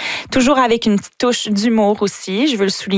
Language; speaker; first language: French; native; French